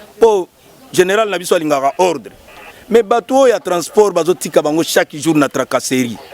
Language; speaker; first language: Lingala; native; Lingala